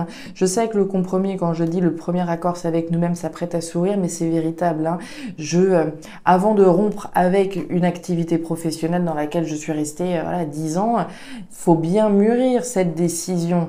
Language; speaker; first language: French; native; French